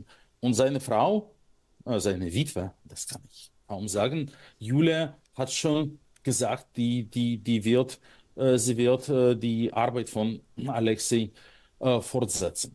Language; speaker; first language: German; non-native, fluent; Russian